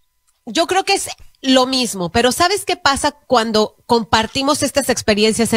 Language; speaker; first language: Spanish; native; Spanish